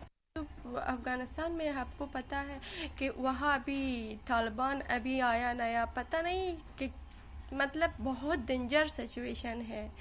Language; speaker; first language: Hindi; non-native, learner; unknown